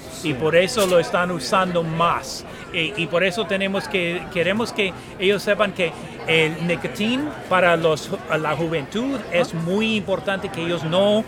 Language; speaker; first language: Spanish; non-native, fluent; English